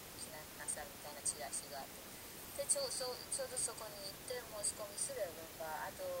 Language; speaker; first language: Japanese; non-native, fluent; Persian